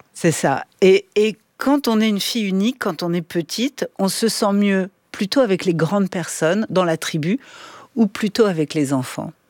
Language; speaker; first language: French; native; French